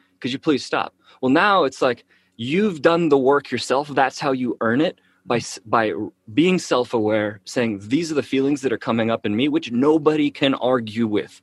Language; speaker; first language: English; native; English